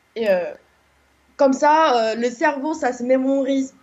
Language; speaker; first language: French; non-native, fluent; Korean